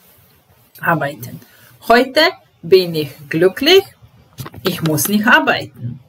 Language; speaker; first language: German; non-native, fluent; Serbian